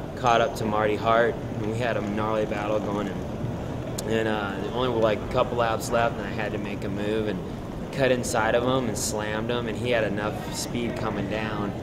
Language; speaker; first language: English; native; English